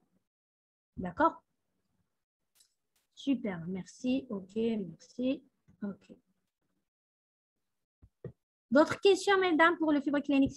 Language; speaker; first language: French; non-native, local second language; Arabic